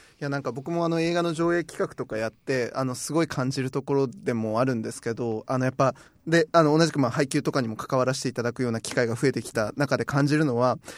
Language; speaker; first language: Japanese; native; Japanese